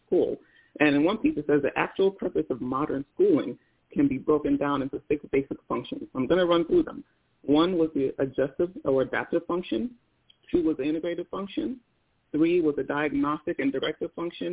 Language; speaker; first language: English; non-native, local second language; Igbo